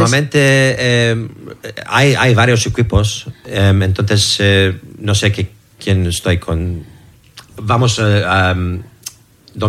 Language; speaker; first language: Spanish; non-native, fluent; English